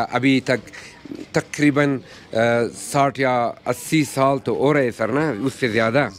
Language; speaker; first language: Hindi; non-native, local second language; Persian